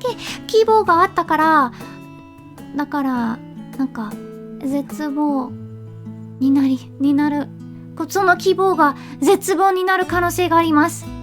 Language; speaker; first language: Japanese; non-native, learner; English